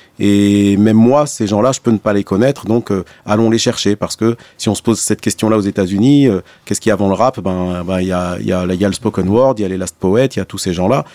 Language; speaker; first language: French; non-native, local second language; Arabic